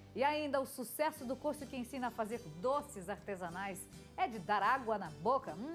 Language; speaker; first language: Portuguese; native; Portuguese